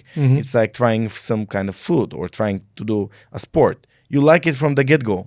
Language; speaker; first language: English; non-native, fluent; Bulgarian